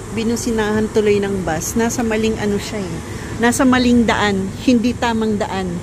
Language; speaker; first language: Filipino; native; Filipino